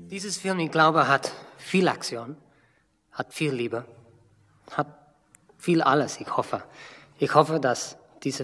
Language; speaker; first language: German; non-native, learner; English